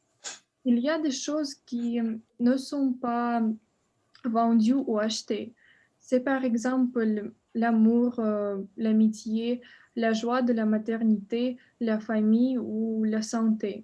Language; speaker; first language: French; non-native, learner; Russian